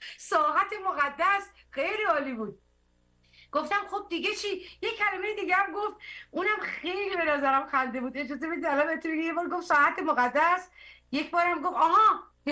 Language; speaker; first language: Persian; early bilingual, heritage; Persian